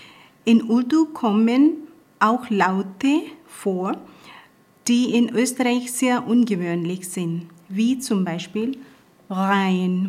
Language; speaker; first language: German; non-native, fluent; Punjabi